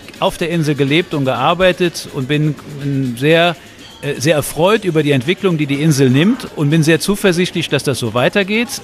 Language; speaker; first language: German; native; German